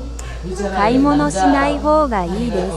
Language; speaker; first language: Japanese; non-native, learner; Korean